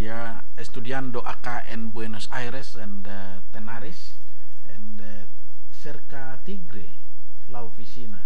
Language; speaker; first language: Spanish; non-native, learner; Indonesian